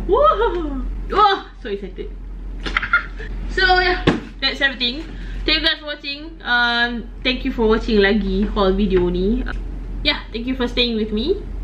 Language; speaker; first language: English; non-native, local second language; Malay